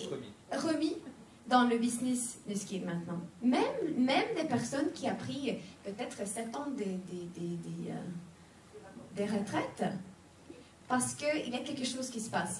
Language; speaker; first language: French; non-native, fluent; Swedish